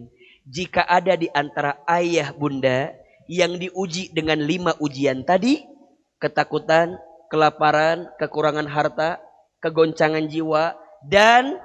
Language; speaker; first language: Indonesian; non-native, local second language; Sundanese